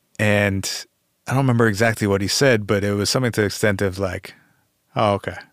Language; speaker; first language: English; native; English